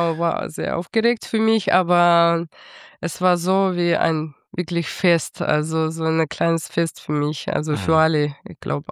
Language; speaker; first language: German; non-native, fluent; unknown